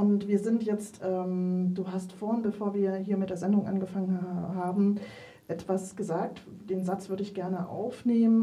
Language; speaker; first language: German; native; German